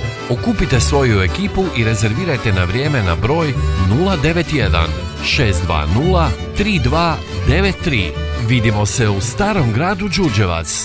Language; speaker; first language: Croatian; native; Croatian